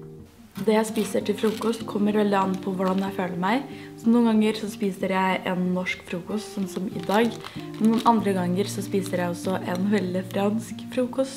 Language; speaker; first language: Norwegian; non-native, fluent; French